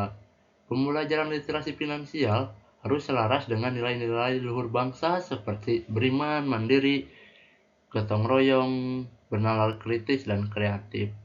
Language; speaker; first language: Indonesian; native; Indonesian